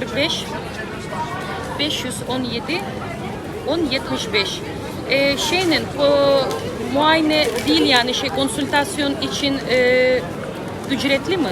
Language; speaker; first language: Turkish; non-native, learner; Russian